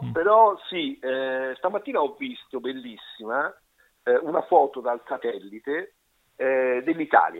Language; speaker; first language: Italian; native; Italian